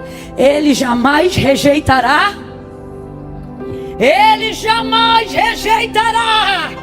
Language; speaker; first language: Portuguese; native; Portuguese